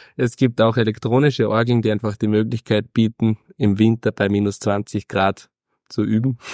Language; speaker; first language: German; native; German